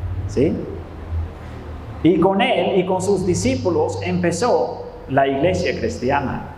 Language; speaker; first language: Spanish; non-native, fluent; Dutch